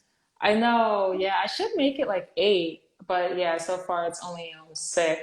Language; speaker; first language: English; native; English